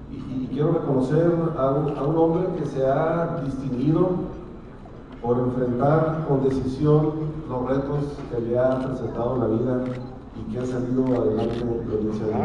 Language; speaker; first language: Spanish; native; Spanish